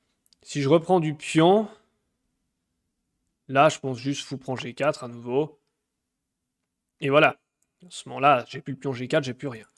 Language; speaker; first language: French; native; French